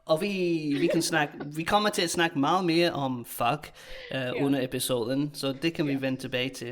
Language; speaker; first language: Danish; native; Danish